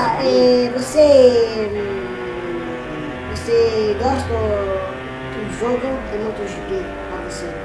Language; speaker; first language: Portuguese; non-native, learner; Italian